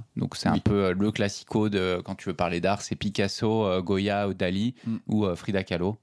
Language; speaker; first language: French; native; French